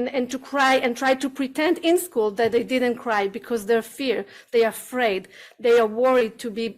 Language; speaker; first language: English; non-native, learner; Hebrew